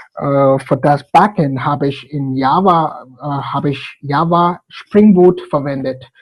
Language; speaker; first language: German; non-native, learner; Telugu